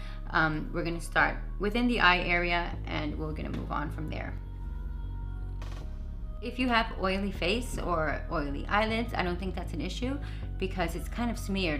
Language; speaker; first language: English; native; English